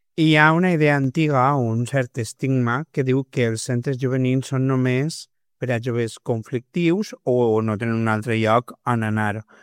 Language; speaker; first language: Catalan; native; Catalan